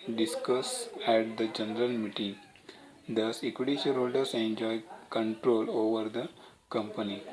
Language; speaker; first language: English; non-native, local second language; Marathi